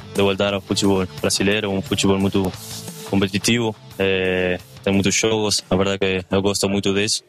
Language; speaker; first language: Portuguese; non-native, learner; Spanish